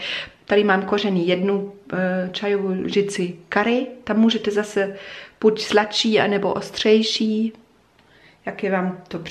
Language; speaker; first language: Czech; non-native, fluent; German